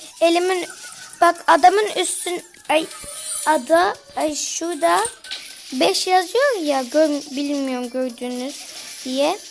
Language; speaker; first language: Turkish; early bilingual, heritage; Turkish